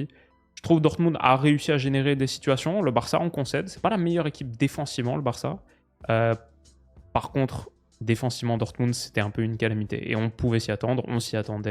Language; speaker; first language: French; native; French